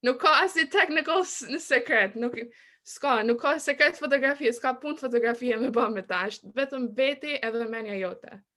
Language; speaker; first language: Albanian; early bilingual, other home language; English